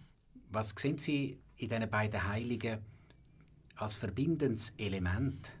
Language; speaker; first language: German; native; German